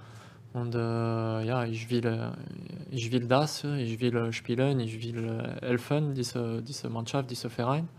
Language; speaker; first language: German; non-native, learner; French